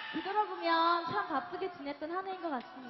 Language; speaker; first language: Korean; native; Korean